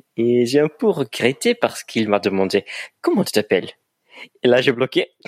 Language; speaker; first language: French; non-native, fluent; Portuguese